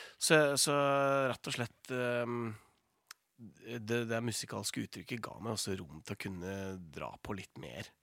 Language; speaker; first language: Norwegian; native; Norwegian